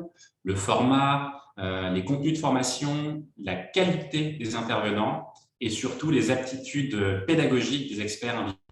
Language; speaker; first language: French; native; French